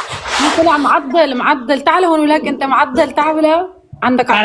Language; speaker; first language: Arabic; native; Arabic